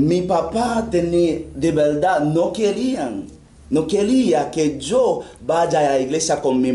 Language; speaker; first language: Spanish; non-native, fluent; Haitian Creole